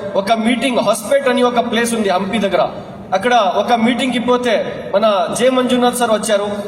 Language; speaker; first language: Telugu; non-native, local second language; Urdu